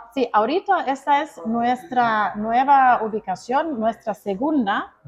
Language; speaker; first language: Spanish; non-native, fluent; Croatian